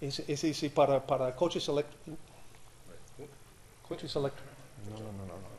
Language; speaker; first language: Spanish; non-native, learner; English